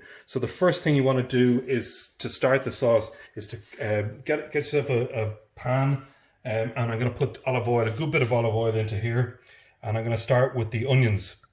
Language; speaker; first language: English; native; English